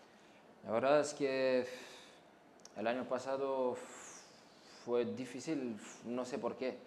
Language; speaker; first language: Spanish; non-native, learner; French